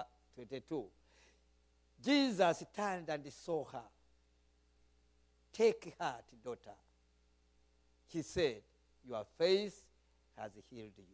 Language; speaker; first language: English; non-native, local second language; Kinyarwanda